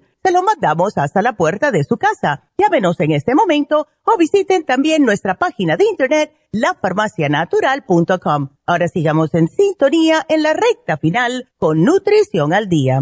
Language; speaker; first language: Spanish; native; Spanish